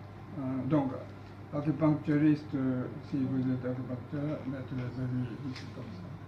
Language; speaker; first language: French; non-native, learner; Japanese